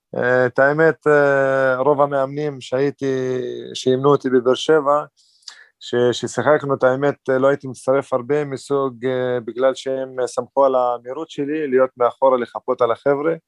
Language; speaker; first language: Hebrew; non-native, local second language; Arabic